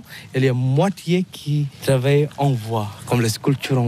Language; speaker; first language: French; non-native, learner; Balinese